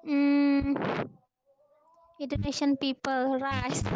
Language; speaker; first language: English; non-native, learner; Indonesian